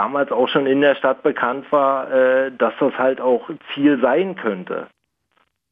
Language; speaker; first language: German; native; German